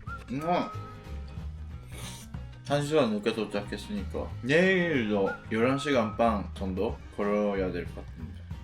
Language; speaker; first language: Korean; non-native, fluent; Japanese